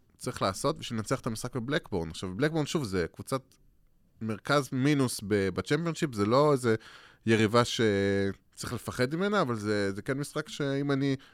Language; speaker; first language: Hebrew; native; Hebrew